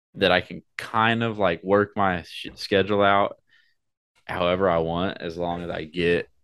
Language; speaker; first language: English; native; English